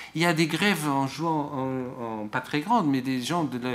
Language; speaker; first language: French; non-native, fluent; Portuguese